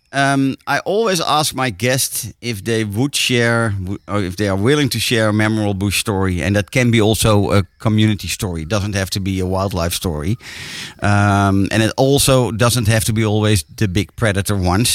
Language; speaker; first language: English; non-native, fluent; Dutch